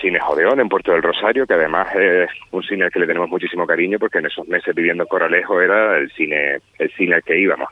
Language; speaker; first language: Spanish; native; Spanish